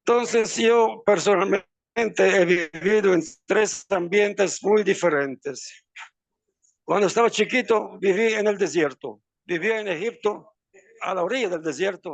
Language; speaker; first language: Spanish; non-native, fluent; Italian